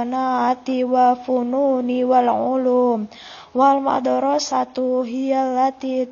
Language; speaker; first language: Arabic; non-native, learner; Indonesian